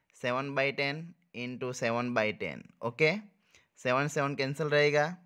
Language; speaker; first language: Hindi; non-native, local second language; Gujarati